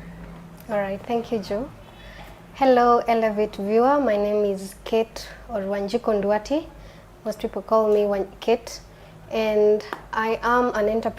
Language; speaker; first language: English; non-native, local second language; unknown